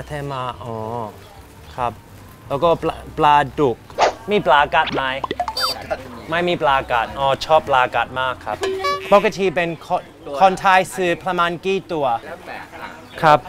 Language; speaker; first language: Thai; non-native, learner; English